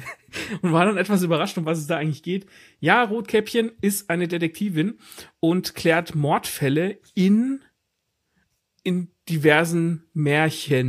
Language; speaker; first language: German; native; German